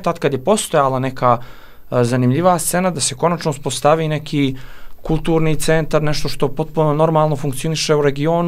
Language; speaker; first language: Serbian; native; Serbian